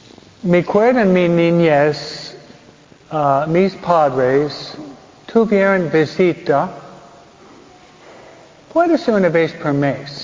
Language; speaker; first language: Spanish; non-native, fluent; English